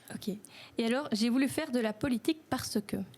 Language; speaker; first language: French; native; French